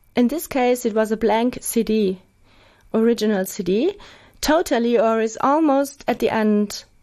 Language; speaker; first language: English; non-native, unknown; German